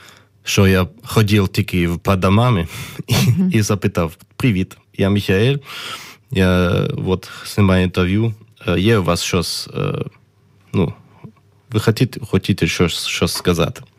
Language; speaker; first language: Ukrainian; early bilingual, heritage; German